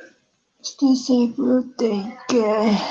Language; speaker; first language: Spanish; non-native, learner; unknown